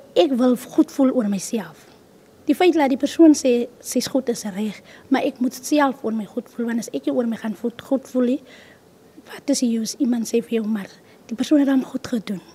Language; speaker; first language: Afrikaans; native; Afrikaans